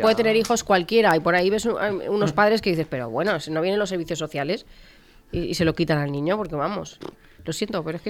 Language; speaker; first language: Spanish; native; Spanish